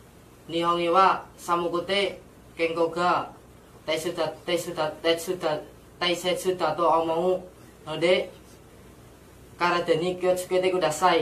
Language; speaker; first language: Japanese; non-native, learner; Indonesian